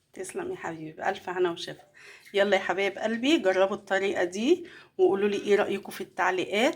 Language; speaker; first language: Arabic; native; Arabic